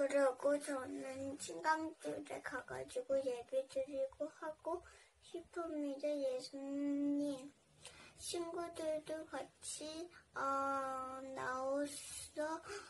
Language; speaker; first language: Korean; early bilingual, heritage; Korean